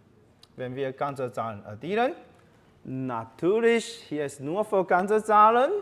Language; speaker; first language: German; non-native, learner; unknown